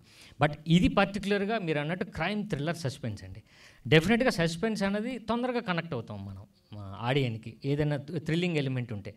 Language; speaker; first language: Telugu; native; Telugu